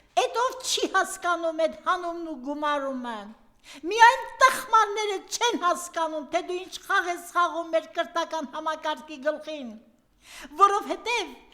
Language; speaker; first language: Armenian; native; Armenian